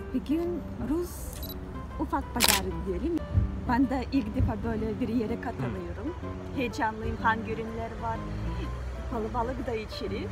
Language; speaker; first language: Turkish; non-native, learner; Russian